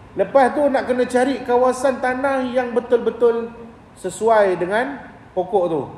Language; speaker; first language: Malay; native; Malay